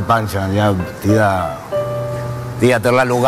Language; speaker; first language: Indonesian; non-native, fluent; Spanish